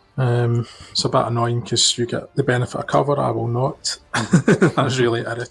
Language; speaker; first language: English; native; English